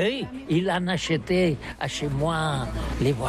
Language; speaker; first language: French; non-native, learner; Catalan